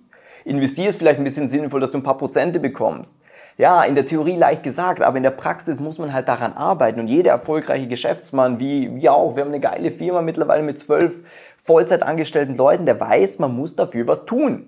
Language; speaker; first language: German; native; German